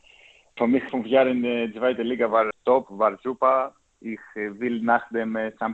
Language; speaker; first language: German; non-native, learner; Greek